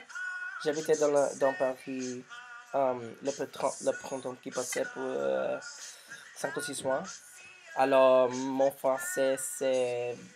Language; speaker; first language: French; non-native, learner; English